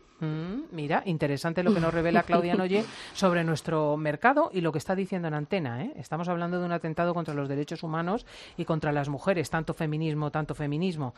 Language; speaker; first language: Spanish; native; Spanish